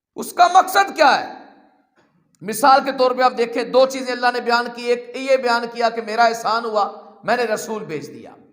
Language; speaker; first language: Urdu; non-native, local second language; Punjabi